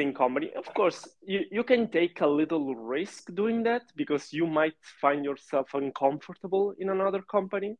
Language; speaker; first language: English; non-native, fluent; Italian